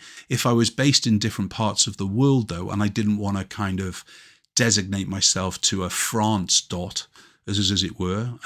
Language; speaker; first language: English; native; English